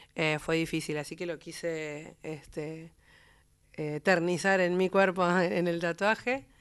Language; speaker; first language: Spanish; native; Spanish